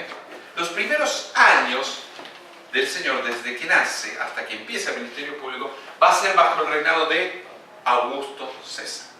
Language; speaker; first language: Spanish; native; Spanish